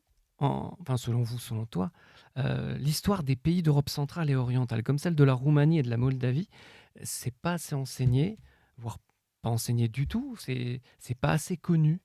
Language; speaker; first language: French; native; French